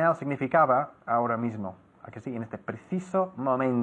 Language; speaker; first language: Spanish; non-native, fluent; English